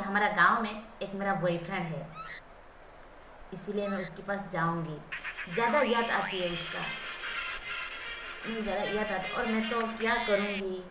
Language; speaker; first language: Hindi; non-native, local second language; Santali